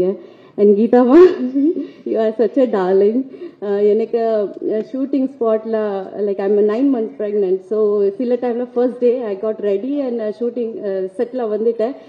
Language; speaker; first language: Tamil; non-native, learner; Marathi